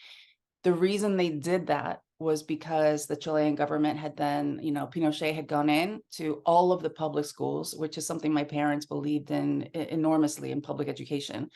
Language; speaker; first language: English; early bilingual, other home language; Spanish